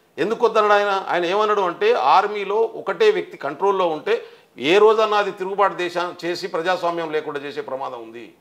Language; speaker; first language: Telugu; non-native, local second language; Lambadi